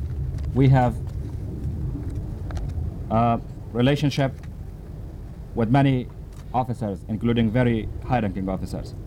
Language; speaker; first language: English; non-native, fluent; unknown